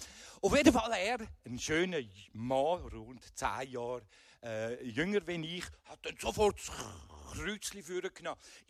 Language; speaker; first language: German; native; German